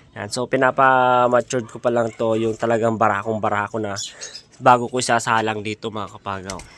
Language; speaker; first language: Filipino; native; Filipino